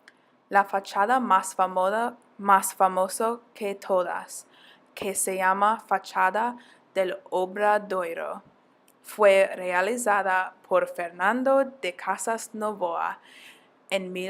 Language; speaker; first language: Spanish; non-native, learner; English